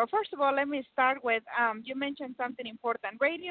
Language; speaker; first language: English; non-native, fluent; Spanish